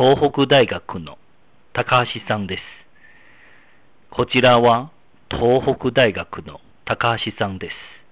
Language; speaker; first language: Japanese; non-native, fluent; Chinese